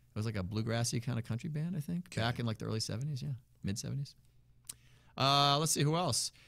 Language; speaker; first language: English; native; English